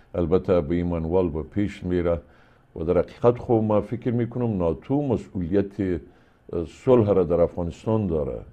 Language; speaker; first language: Persian; native; Persian